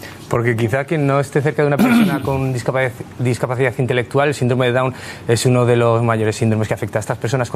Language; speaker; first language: Spanish; native; Spanish